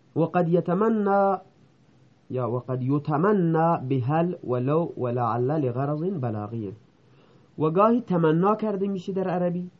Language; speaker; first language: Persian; non-native, local second language; Baluchi